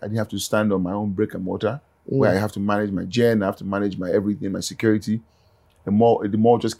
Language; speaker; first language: English; non-native, local second language; Yoruba